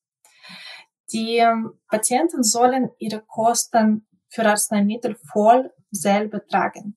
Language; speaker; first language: German; non-native, local second language; Ukrainian